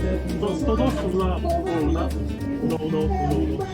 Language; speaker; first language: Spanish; non-native, learner; Korean